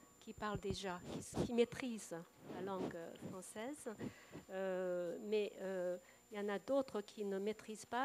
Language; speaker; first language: French; non-native, fluent; Japanese